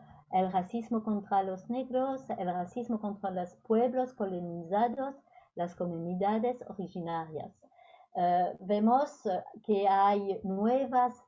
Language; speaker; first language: Spanish; non-native, fluent; French